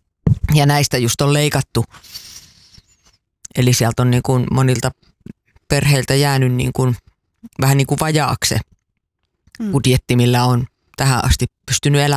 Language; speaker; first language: Finnish; native; Finnish